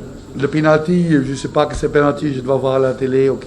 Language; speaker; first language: French; non-native, fluent; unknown